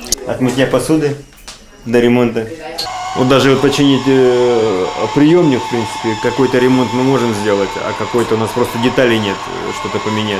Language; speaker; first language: Russian; native; Russian